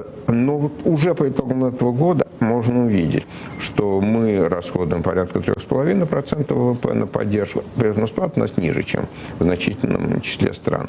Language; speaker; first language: Russian; native; Russian